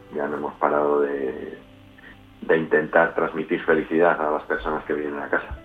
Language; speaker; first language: Spanish; native; Spanish